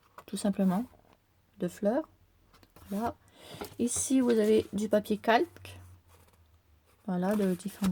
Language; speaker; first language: French; native; French